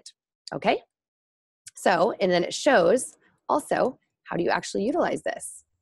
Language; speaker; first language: English; native; English